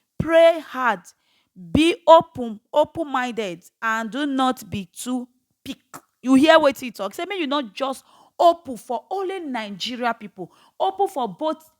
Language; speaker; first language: Nigerian Pidgin; native; Nigerian Pidgin